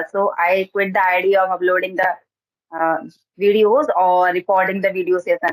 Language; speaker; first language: English; non-native, learner; Hindi